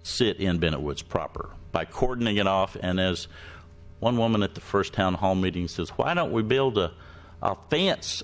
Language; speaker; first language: English; native; English